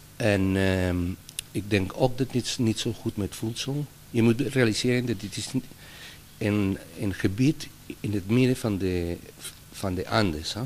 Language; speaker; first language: Dutch; non-native, fluent; Spanish